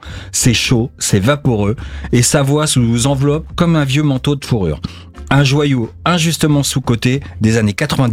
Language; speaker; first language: French; native; French